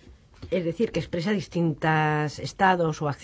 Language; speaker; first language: Spanish; native; Spanish